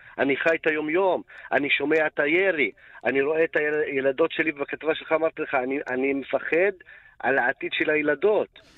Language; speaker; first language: Hebrew; non-native, local second language; Arabic